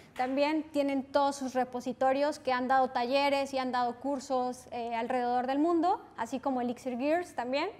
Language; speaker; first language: Spanish; native; Spanish